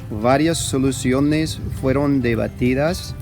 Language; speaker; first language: Spanish; non-native, fluent; English